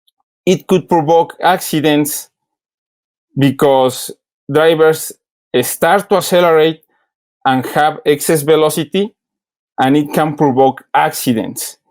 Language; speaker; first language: English; non-native, learner; Spanish